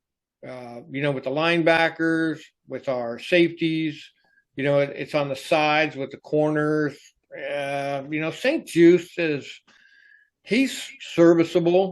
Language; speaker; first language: English; native; English